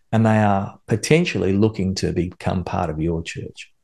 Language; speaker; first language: English; native; English